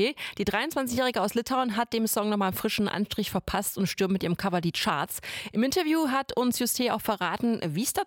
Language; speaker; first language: German; native; German